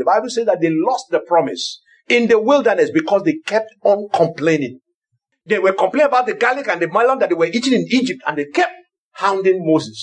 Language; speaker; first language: English; non-native, local second language; Yoruba